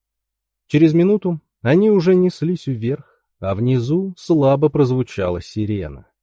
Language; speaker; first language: Russian; native; Russian